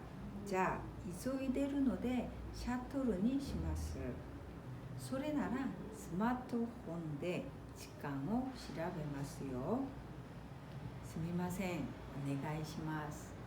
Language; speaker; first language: Japanese; non-native, fluent; Korean